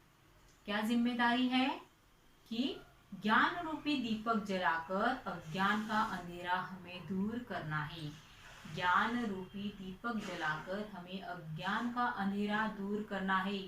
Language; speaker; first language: Hindi; non-native, local second language; Marathi